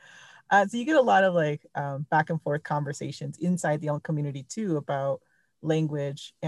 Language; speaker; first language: English; early bilingual, other home language; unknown